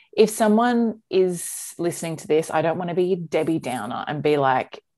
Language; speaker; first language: English; native; English